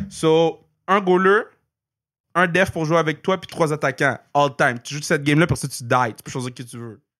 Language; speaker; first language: French; native; French